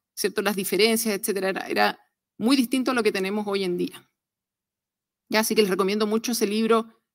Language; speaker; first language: Spanish; native; Spanish